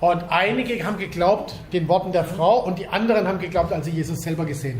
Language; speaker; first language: German; native; German